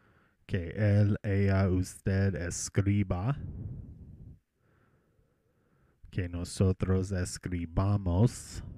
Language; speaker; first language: Spanish; non-native, fluent; English